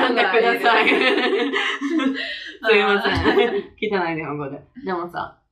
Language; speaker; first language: Japanese; non-native, fluent; French